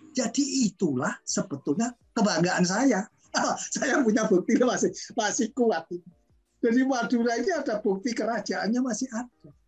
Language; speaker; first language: Indonesian; non-native, local second language; Javanese